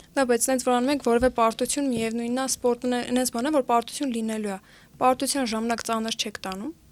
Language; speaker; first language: Armenian; native; Armenian